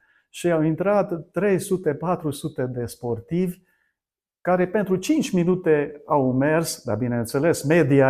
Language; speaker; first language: Romanian; non-native, local second language; Hungarian